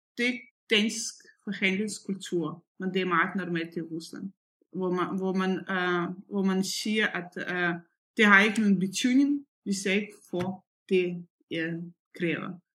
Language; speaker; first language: Danish; non-native, fluent; Russian